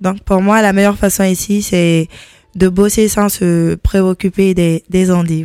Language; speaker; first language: French; non-native, local second language; Mandingo